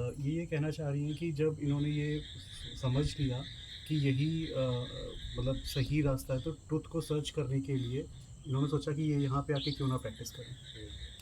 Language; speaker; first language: Hindi; native; Hindi